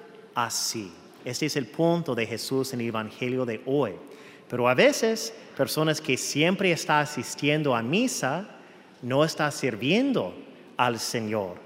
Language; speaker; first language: Spanish; non-native, fluent; English